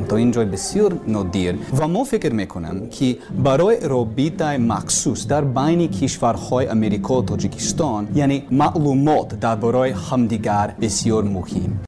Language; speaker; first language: Persian; non-native, learner; English